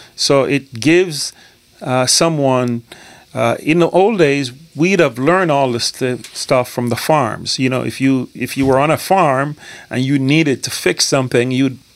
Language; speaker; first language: English; native; English